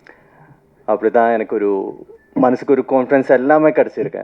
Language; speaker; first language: Tamil; non-native, fluent; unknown